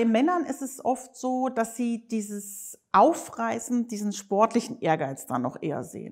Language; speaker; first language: German; native; German